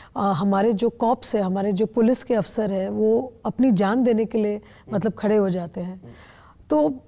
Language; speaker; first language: Hindi; non-native, local second language; Bangla